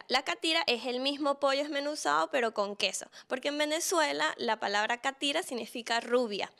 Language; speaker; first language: Spanish; native; Spanish